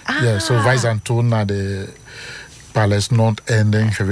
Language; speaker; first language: Dutch; non-native, learner; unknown